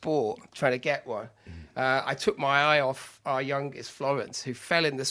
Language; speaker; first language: English; native; English